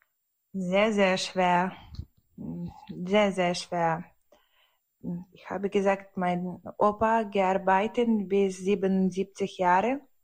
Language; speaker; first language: German; non-native, learner; Ukrainian